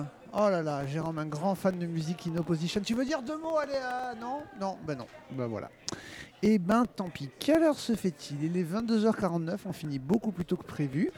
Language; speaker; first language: French; native; French